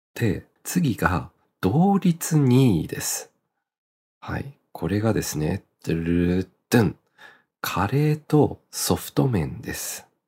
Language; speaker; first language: Japanese; native; Japanese